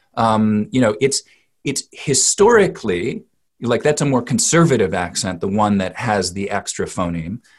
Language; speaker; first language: English; native; English